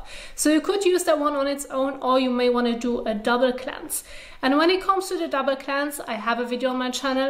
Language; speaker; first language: English; non-native, fluent; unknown